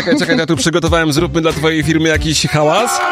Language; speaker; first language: Polish; native; Polish